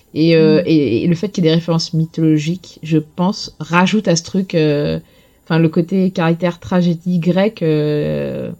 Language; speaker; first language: French; native; French